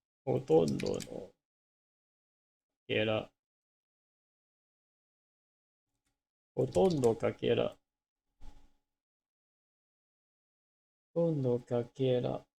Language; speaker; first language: Japanese; non-native, learner; English